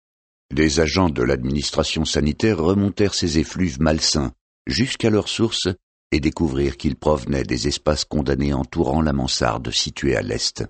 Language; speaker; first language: French; native; French